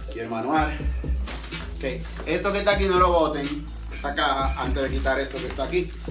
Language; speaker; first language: Spanish; early bilingual, heritage; Spanish